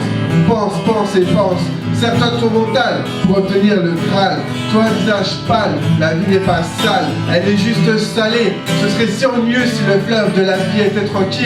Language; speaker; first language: French; native; French